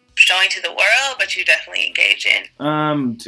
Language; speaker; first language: English; early bilingual, other home language; Wolof